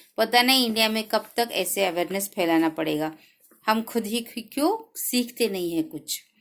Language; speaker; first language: Hindi; non-native, local second language; Marathi